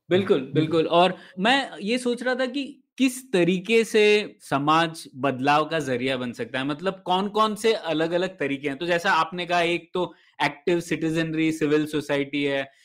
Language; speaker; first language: Hindi; native; Hindi